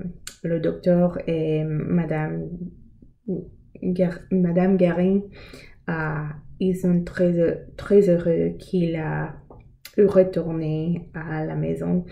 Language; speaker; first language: French; non-native, learner; English